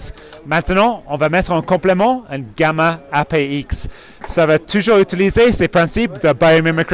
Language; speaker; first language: French; non-native, fluent; English